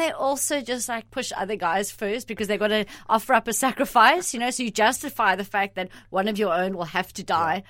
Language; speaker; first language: English; non-native, local second language; Italian